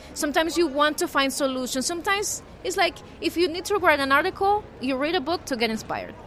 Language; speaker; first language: English; non-native, fluent; Spanish